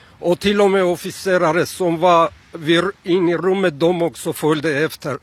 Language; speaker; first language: Swedish; non-native, fluent; Armenian